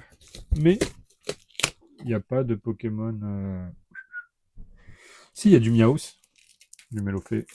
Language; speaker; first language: French; native; French